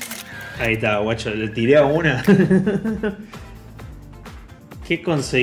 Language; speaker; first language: Spanish; native; Spanish